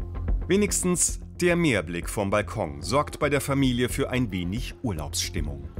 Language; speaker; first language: German; native; German